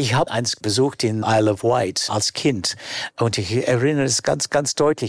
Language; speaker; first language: German; non-native, fluent; English